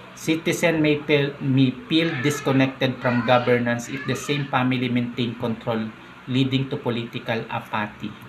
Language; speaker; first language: English; non-native, local second language; Filipino